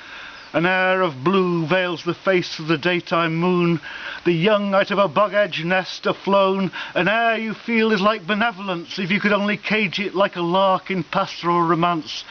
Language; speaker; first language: English; native; English